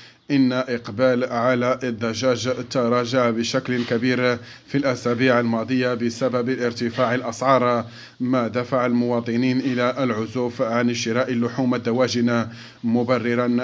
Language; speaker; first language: Arabic; native; Arabic